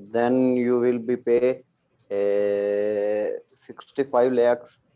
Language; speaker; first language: English; non-native, learner; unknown